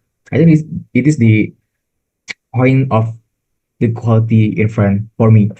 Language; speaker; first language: English; non-native, learner; Indonesian